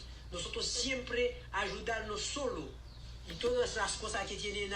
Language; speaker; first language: Spanish; non-native, learner; Haitian Creole